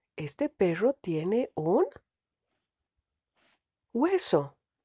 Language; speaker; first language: Spanish; native; Spanish